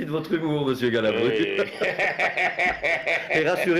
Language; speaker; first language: French; non-native, local second language; Dutch